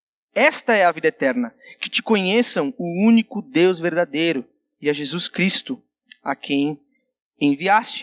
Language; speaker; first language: Portuguese; native; Portuguese